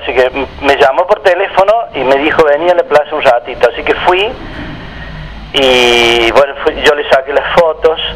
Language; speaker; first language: Spanish; native; Spanish